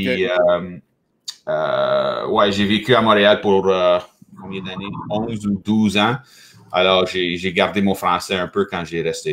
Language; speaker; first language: French; native; French